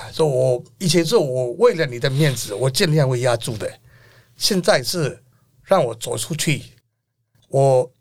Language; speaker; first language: Chinese; non-native, fluent; Burmese